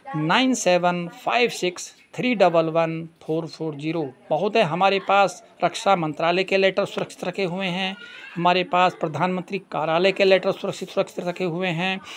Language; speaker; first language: Hindi; native; Hindi